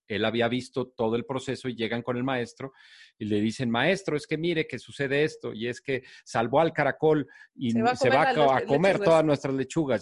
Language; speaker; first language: Spanish; native; Spanish